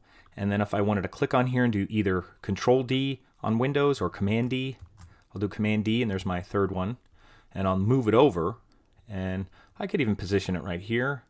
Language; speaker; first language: English; native; English